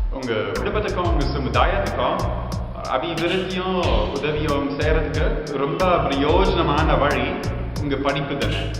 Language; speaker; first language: Tamil; non-native, learner; German